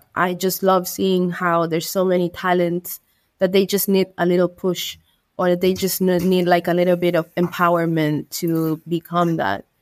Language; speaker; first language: English; non-native, fluent; Spanish